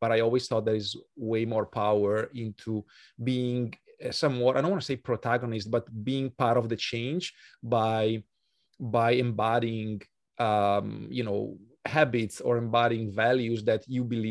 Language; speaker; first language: English; non-native, fluent; Italian